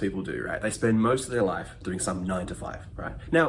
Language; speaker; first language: English; native; English